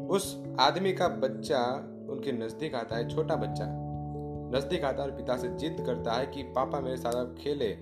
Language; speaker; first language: Hindi; non-native, local second language; Gujarati